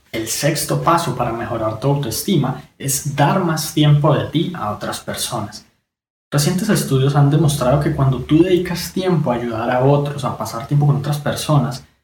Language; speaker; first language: Spanish; native; Spanish